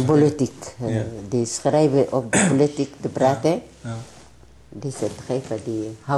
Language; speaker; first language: Dutch; non-native, learner; Tigrinya